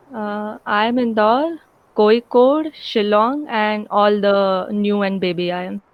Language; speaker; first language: English; non-native, local second language; Hindi